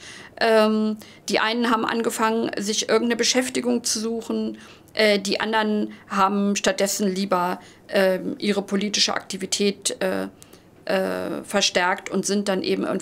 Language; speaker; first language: German; native; German